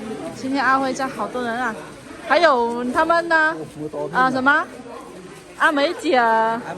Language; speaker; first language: Chinese; non-native, fluent; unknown